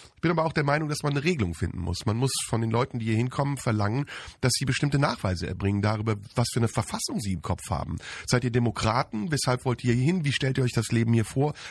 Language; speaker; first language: German; early bilingual, other home language; Turkish